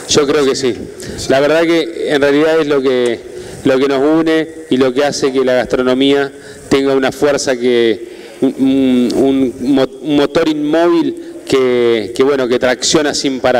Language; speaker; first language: Spanish; native; Spanish